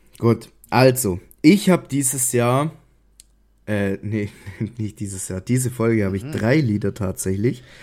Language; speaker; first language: German; native; German